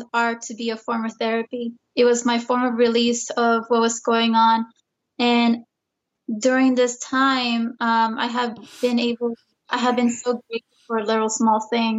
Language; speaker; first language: English; early bilingual, other home language; Spanish